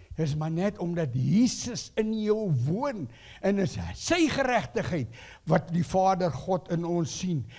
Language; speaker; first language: Afrikaans; non-native, local second language; English